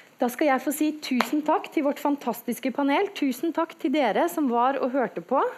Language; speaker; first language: Norwegian; native; Norwegian